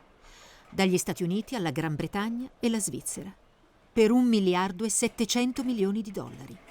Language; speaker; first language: Italian; native; Italian